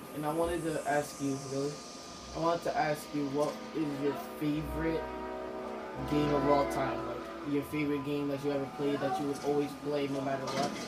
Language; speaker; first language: English; native; English